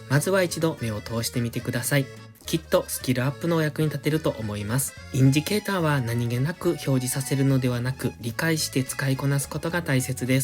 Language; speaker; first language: Japanese; native; Japanese